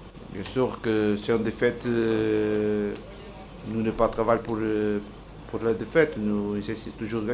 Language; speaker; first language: French; non-native, learner; Portuguese